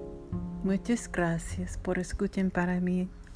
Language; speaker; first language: Spanish; non-native, learner; English